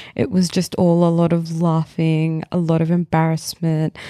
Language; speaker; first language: English; early bilingual, other home language; Hindi